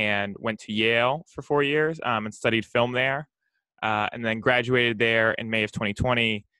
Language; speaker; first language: English; native; English